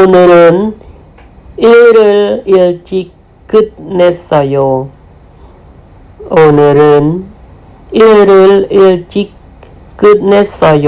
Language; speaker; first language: Korean; non-native, fluent; Khmer